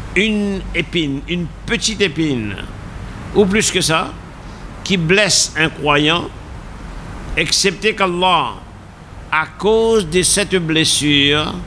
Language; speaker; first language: French; non-native, local second language; Morisyen